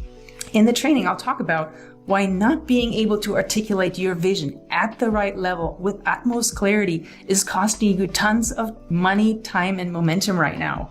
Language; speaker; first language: English; native; English